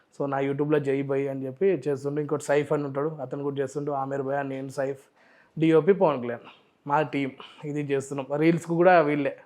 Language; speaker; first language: Telugu; non-native, local second language; Urdu